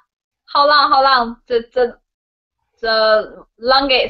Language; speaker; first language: English; non-native, learner; Chinese